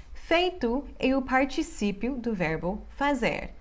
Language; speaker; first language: Portuguese; non-native, fluent; English